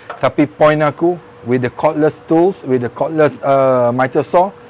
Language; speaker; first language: English; non-native, local second language; Malay